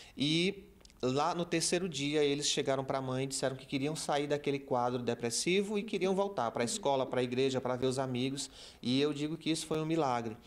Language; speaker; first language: Portuguese; native; Portuguese